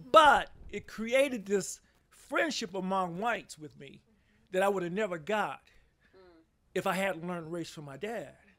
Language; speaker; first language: English; native; English